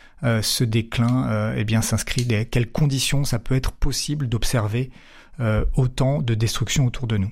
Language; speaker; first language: French; native; French